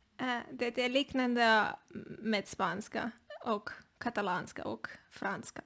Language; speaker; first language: Swedish; non-native, learner; Spanish